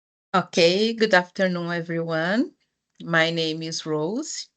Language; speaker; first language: English; non-native, fluent; Portuguese